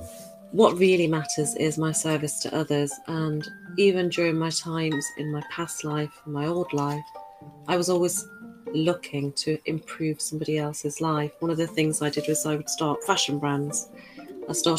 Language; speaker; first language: English; native; English